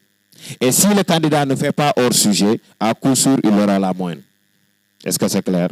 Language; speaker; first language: French; non-native, local second language; Wolof